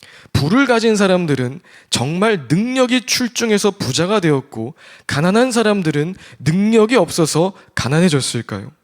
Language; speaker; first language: Korean; native; Korean